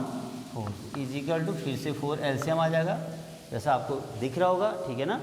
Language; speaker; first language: Hindi; native; Hindi